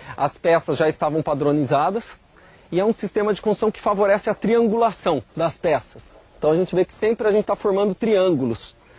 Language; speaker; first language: Portuguese; native; Portuguese